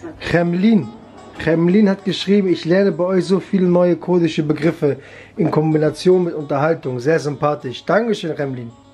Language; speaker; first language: German; early bilingual, other home language; Kurdish